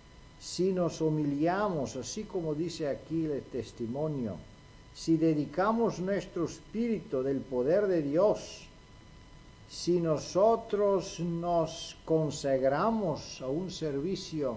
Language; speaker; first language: Spanish; non-native, fluent; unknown